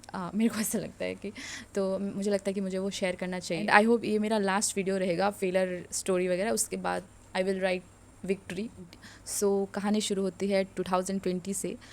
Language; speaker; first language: Hindi; non-native, local second language; Assamese